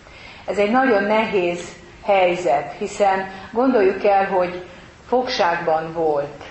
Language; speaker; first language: Hungarian; native; Hungarian